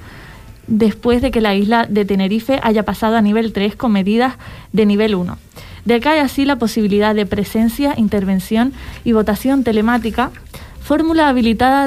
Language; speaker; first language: Spanish; native; Spanish